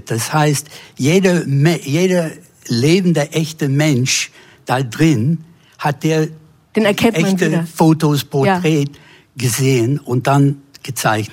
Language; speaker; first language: German; non-native, fluent; English